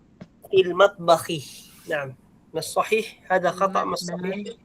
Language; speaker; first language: Arabic; non-native, fluent; Filipino